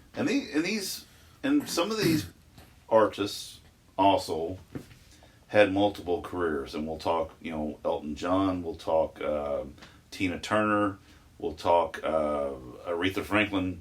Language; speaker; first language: English; native; English